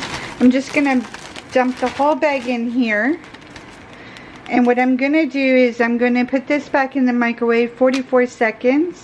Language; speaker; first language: English; native; English